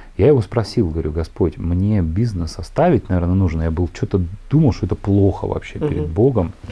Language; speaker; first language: Russian; native; Russian